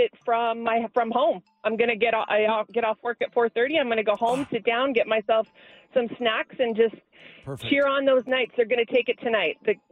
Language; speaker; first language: English; native; English